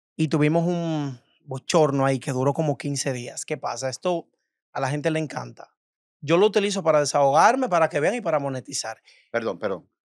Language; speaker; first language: Spanish; native; Spanish